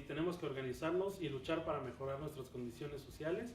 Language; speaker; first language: Spanish; native; Spanish